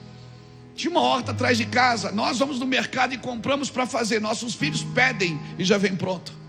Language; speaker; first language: Portuguese; native; Portuguese